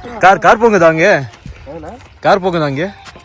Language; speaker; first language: Tamil; non-native, learner; Kannada